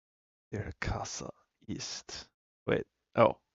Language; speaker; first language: German; non-native, learner; English